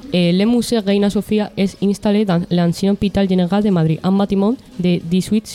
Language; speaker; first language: French; non-native, learner; Spanish